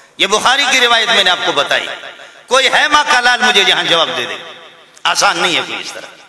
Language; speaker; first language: Urdu; non-native, local second language; Baluchi